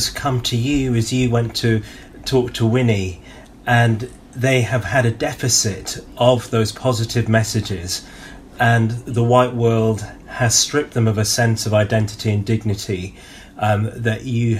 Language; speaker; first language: English; native; English